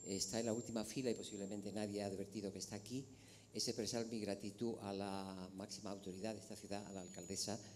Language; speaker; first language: Spanish; native; Spanish